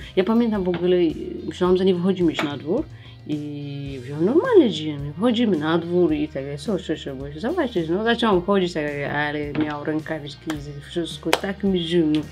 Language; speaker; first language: Polish; non-native, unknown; Tigrinya